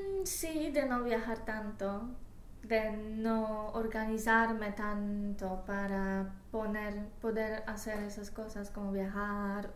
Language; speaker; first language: Spanish; non-native, fluent; Polish